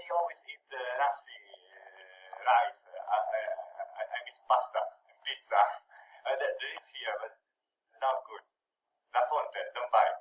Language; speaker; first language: English; non-native, fluent; Italian